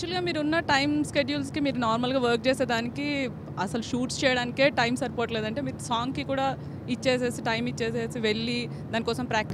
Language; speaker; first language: Telugu; native; Telugu